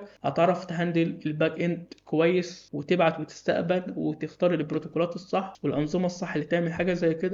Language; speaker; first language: Arabic; native; Arabic